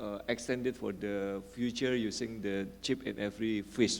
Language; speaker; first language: English; non-native, fluent; Indonesian